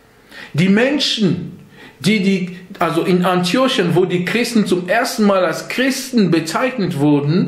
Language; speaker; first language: German; non-native, fluent; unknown